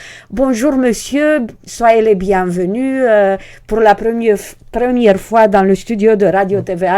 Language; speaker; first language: French; non-native, fluent; Romanian